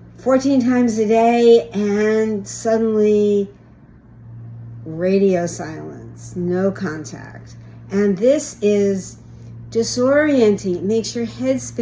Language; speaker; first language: English; native; English